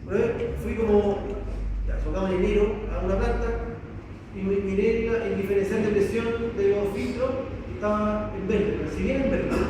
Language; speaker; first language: Spanish; native; Spanish